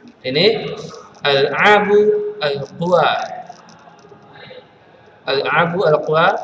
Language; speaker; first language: Arabic; non-native, fluent; Indonesian